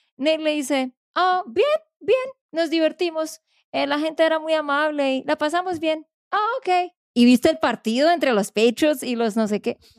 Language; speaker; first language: Spanish; native; Spanish